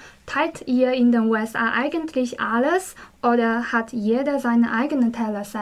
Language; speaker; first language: German; non-native, learner; Chinese